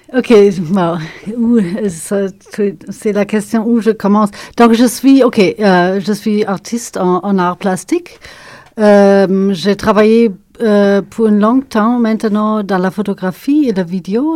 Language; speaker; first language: French; non-native, fluent; German